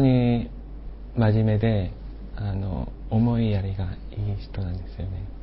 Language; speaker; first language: Japanese; non-native, fluent; Korean